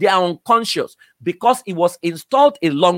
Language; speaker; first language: English; non-native, local second language; Yoruba